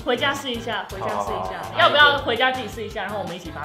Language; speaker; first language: Chinese; native; Chinese